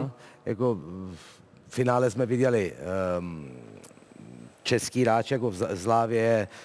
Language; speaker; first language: Czech; non-native, fluent; Italian